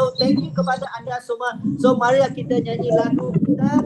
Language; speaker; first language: Malay; native; Malay